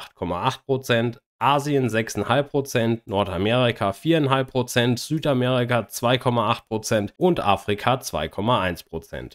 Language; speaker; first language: German; native; German